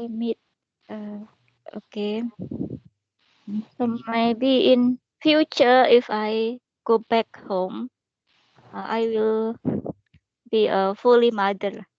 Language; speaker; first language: English; non-native, learner; Indonesian